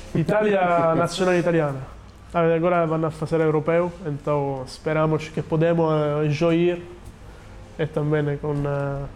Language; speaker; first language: Portuguese; non-native, learner; Italian